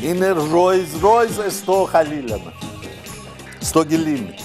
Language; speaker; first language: Greek; non-native, learner; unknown